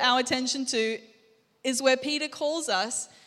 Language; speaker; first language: English; native; English